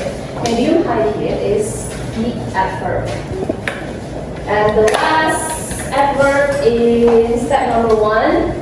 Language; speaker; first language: English; non-native, learner; Indonesian